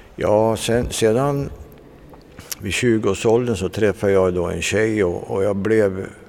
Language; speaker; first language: Swedish; native; Swedish